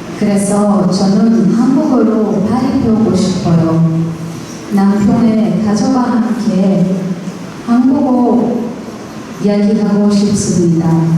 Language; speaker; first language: Korean; non-native, learner; Portuguese